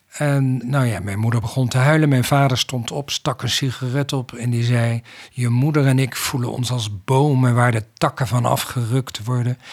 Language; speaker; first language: Dutch; native; Dutch